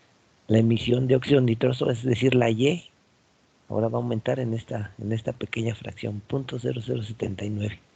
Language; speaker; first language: Spanish; native; Spanish